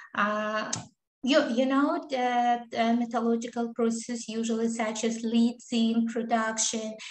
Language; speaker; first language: English; non-native, learner; Kazakh